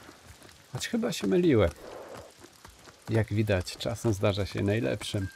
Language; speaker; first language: Polish; native; Polish